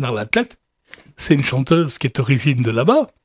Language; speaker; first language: French; native; French